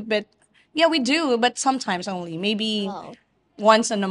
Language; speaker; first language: English; non-native, fluent; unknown